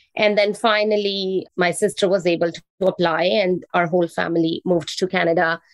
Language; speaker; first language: English; non-native, local second language; Hindi